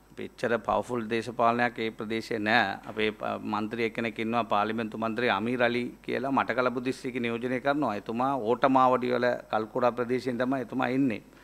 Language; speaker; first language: Sinhala; non-native, local second language; Tamil